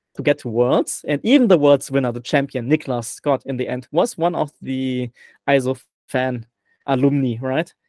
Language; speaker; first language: English; non-native, fluent; German